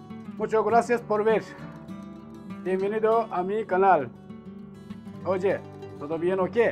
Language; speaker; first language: Spanish; non-native, learner; Turkish